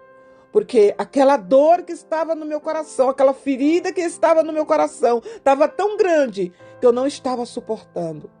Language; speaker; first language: Portuguese; native; Portuguese